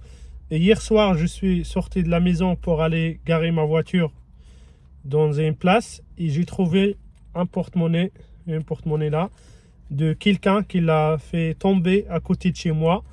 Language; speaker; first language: French; non-native, fluent; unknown